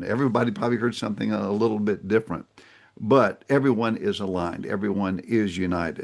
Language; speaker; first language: English; native; English